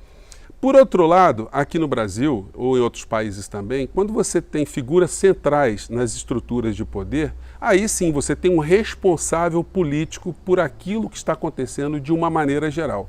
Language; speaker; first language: Portuguese; native; Portuguese